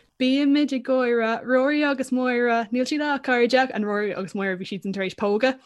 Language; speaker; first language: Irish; non-native, local second language; English